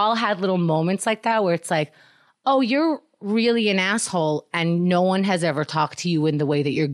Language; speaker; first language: English; native; English